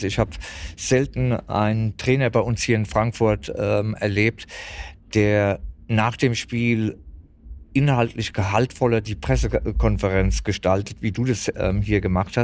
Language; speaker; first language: German; native; German